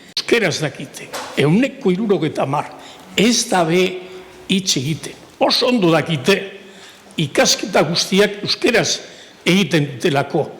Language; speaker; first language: Basque; native; Basque